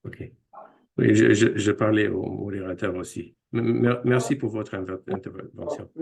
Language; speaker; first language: French; non-native, fluent; English